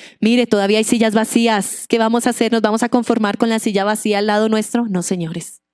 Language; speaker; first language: Spanish; non-native, local second language; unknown